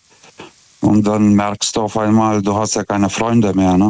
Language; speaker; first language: German; non-native, fluent; Lithuanian